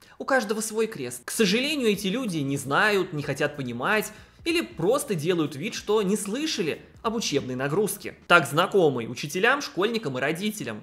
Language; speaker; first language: Russian; native; Russian